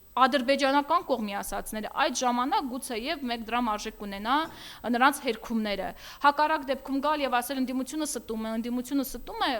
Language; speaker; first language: Armenian; native; Armenian